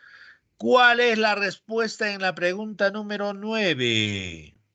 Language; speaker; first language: Spanish; native; Spanish